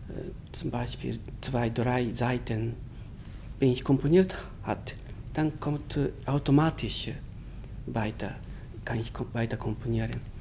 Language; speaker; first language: German; non-native, learner; Japanese